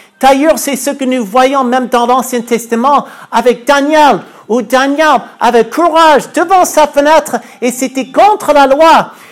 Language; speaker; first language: French; non-native, fluent; English